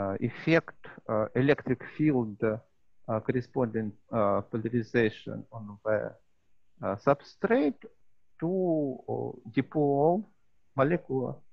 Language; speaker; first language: English; non-native, learner; Russian